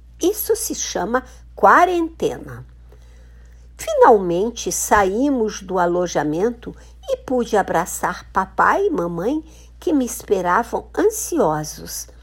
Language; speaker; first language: Portuguese; native; Portuguese